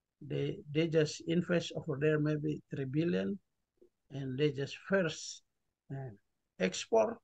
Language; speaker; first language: English; non-native, learner; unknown